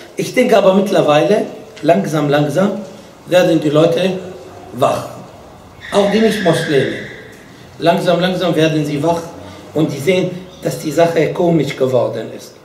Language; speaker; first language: German; non-native, fluent; Arabic